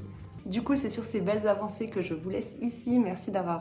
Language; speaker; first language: French; native; French